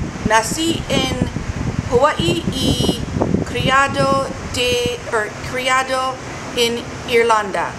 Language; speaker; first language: Spanish; non-native, learner; English